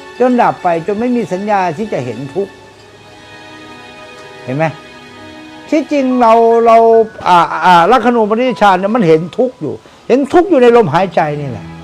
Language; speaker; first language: Thai; native; Thai